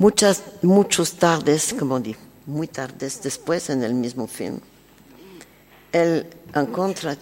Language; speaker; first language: Spanish; non-native, learner; French